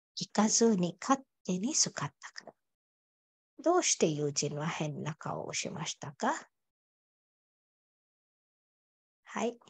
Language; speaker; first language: Japanese; non-native, fluent; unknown